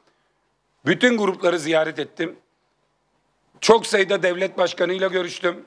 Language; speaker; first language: Turkish; native; Turkish